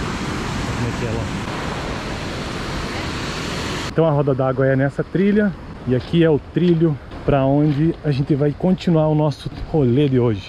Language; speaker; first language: Portuguese; native; Portuguese